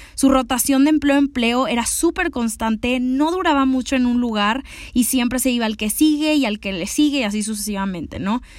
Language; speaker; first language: Spanish; native; Spanish